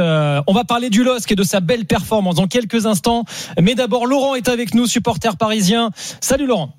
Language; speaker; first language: French; native; French